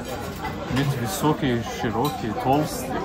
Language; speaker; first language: Russian; non-native, learner; Persian